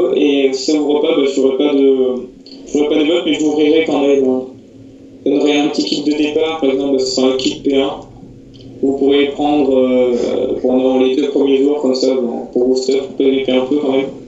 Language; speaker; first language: French; native; French